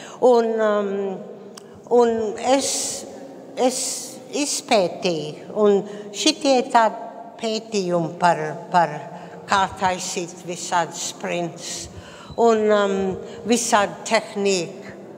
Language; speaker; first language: Latvian; early bilingual, heritage; Latvian